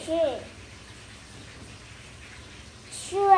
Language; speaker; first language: Chinese; non-native, learner; Vietnamese